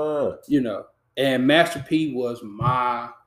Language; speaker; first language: English; native; English